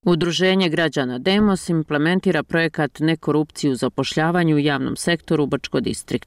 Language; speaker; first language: Croatian; native; Croatian